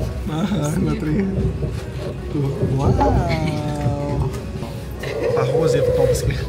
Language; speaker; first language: Russian; non-native, learner; Indonesian